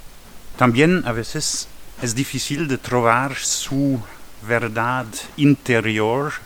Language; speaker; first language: Spanish; non-native, learner; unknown